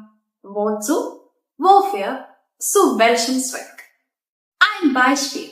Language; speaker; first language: German; non-native, fluent; Malayalam